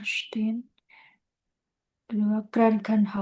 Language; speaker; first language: German; non-native, learner; Indonesian